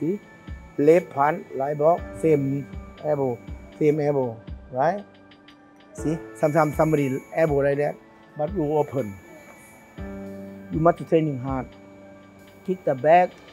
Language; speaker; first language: English; non-native, learner; Thai